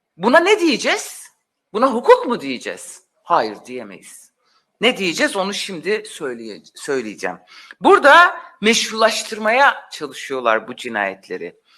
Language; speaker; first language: Turkish; non-native, local second language; Kurdish